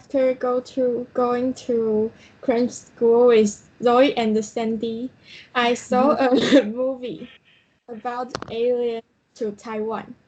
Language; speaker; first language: English; non-native, learner; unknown